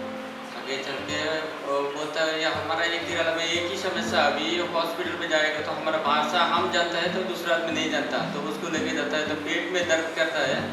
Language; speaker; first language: Hindi; non-native, local second language; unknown